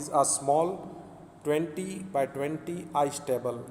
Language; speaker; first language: English; non-native, local second language; Gujarati